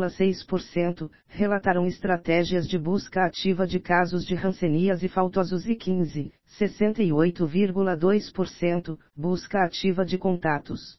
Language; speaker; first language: Portuguese; native; Portuguese